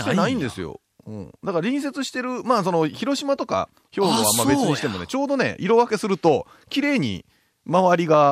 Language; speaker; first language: Japanese; native; Japanese